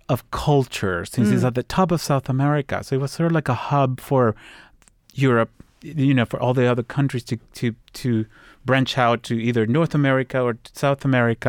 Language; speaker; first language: English; non-native, fluent; Spanish